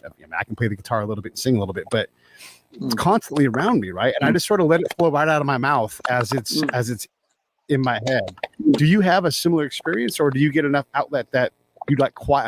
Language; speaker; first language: English; native; English